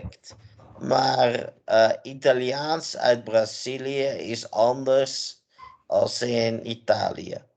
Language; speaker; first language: Dutch; non-native, fluent; English